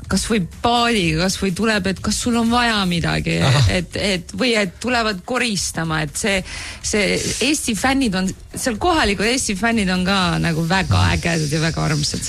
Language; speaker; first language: Estonian; native; Estonian